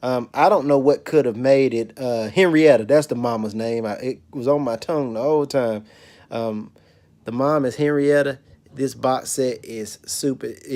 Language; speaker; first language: English; native; English